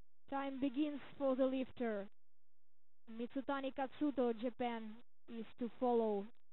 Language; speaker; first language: English; non-native, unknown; Ukrainian